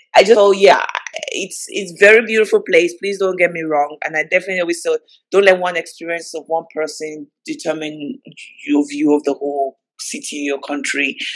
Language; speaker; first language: English; native; English